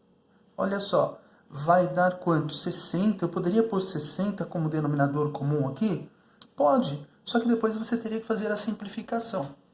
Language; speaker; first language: Portuguese; native; Portuguese